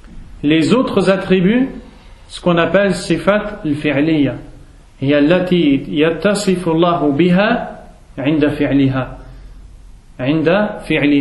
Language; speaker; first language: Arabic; non-native, fluent; French